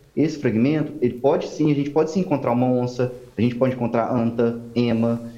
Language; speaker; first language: Portuguese; native; Portuguese